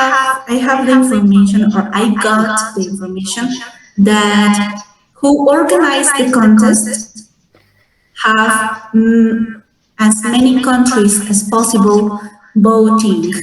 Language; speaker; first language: English; non-native, fluent; Spanish